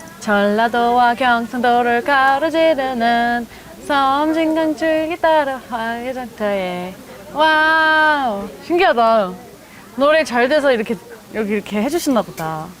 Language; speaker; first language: Korean; non-native, fluent; English